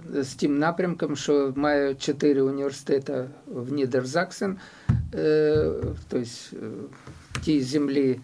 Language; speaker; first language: Ukrainian; non-native, local second language; Russian